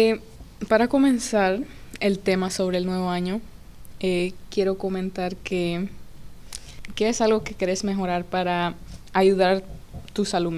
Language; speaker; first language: Spanish; early bilingual, heritage; English